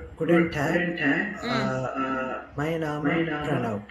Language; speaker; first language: German; non-native, learner; Tamil